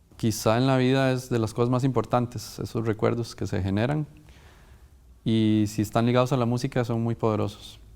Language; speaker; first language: Spanish; native; Spanish